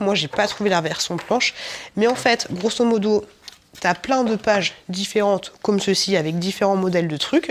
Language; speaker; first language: French; native; French